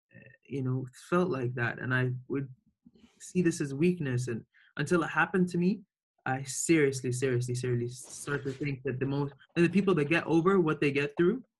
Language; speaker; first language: English; early bilingual, other home language; Arabic